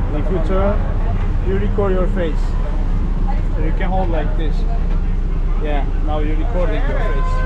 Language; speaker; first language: English; non-native, learner; Turkish